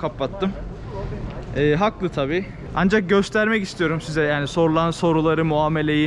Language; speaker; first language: Turkish; native; Turkish